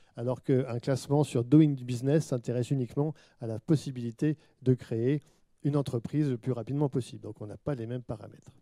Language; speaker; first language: French; native; French